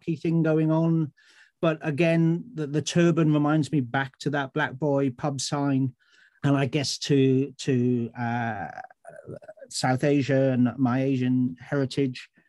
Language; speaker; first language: English; native; English